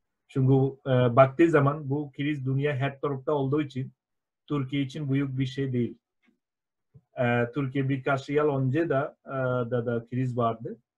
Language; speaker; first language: Turkish; non-native, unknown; Bangla